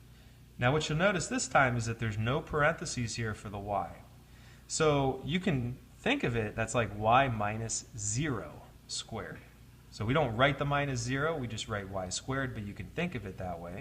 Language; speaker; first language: English; native; English